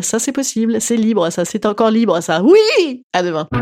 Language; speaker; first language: French; native; French